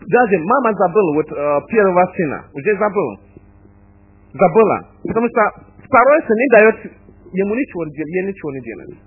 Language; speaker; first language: Russian; non-native, fluent; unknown